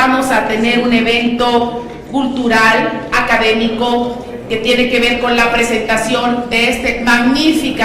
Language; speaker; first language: Spanish; native; Spanish